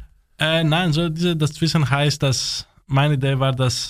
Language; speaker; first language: German; non-native, learner; Greek